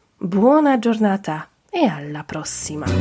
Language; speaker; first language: Italian; non-native, fluent; Polish